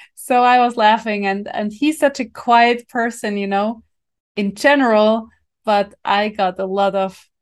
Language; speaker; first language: English; non-native, fluent; German